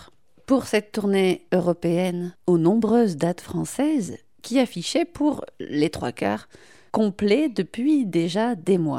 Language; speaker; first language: French; native; French